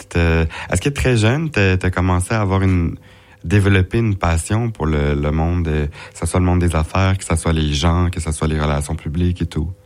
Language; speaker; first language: French; native; French